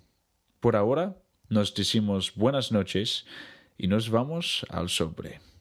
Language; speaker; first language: Spanish; non-native, learner; English